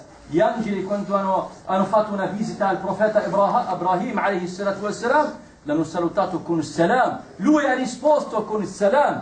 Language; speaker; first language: Italian; non-native, fluent; Arabic